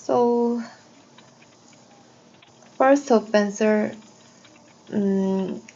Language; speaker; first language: English; non-native, learner; Korean